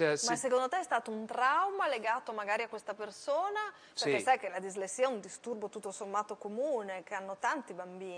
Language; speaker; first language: Italian; native; Italian